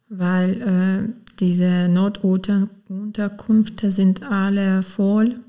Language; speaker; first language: German; non-native, fluent; Ukrainian